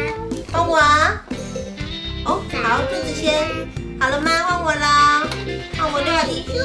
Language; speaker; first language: Chinese; native; Chinese